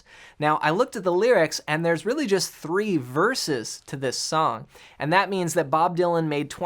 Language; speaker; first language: English; native; English